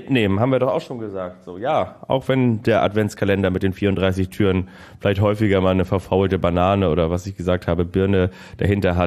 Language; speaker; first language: German; native; German